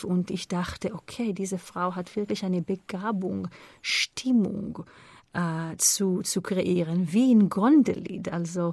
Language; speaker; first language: German; non-native, fluent; Hebrew